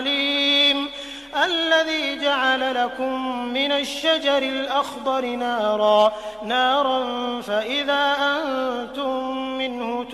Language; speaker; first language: Arabic; native; Arabic